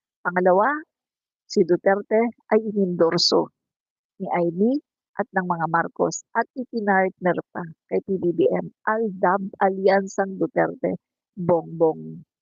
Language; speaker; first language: Filipino; non-native, local second language; Cebuano